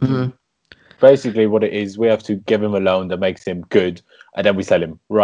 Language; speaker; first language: English; native; English